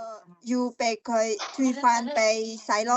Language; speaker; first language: Cantonese; non-native, learner; Indonesian